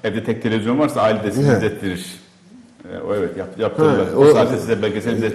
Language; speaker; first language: Turkish; native; Turkish